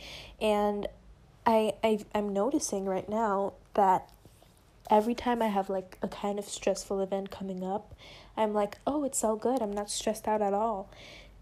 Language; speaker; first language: English; non-native, fluent; French